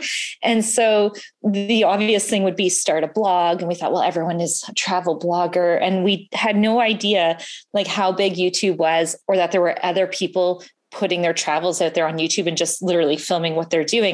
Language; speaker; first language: English; native; English